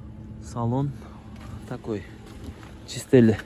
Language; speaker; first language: Russian; non-native, local second language; Kyrgyz